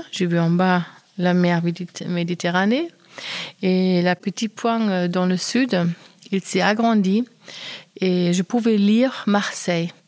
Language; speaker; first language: French; non-native, fluent; German